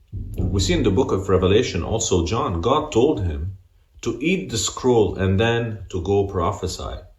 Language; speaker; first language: English; non-native, fluent; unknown